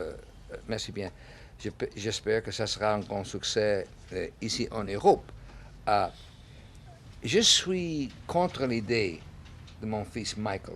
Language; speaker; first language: French; non-native, learner; English